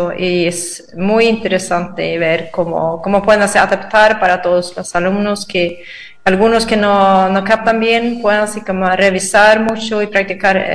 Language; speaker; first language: Spanish; non-native, fluent; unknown